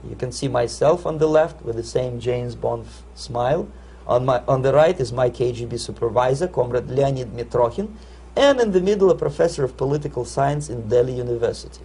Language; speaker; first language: English; non-native, fluent; Russian